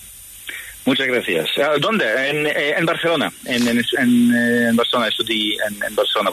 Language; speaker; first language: Spanish; non-native, fluent; Polish